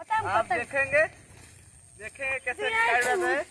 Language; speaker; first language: Hindi; non-native, local second language; Odia